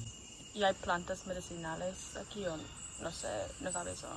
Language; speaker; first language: Spanish; non-native, learner; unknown